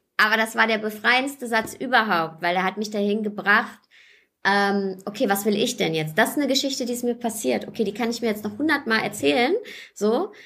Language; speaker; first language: German; early bilingual, other home language; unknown